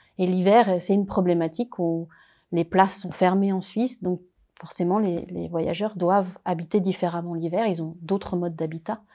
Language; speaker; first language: French; native; French